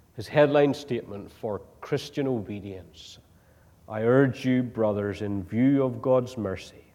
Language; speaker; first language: English; native; English